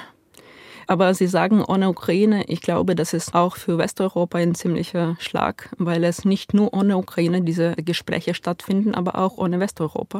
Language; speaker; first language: German; non-native, fluent; Ukrainian